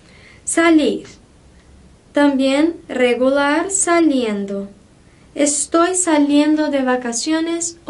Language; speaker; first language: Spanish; non-native, fluent; Portuguese